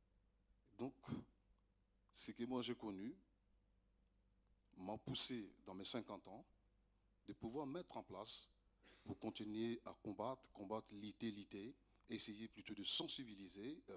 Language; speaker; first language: French; native; French